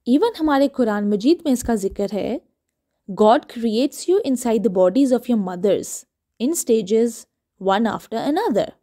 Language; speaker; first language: English; non-native, local second language; Urdu